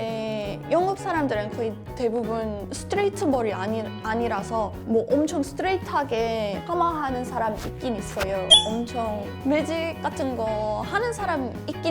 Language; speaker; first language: Korean; non-native, fluent; English